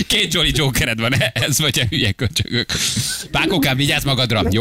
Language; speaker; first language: Hungarian; native; Hungarian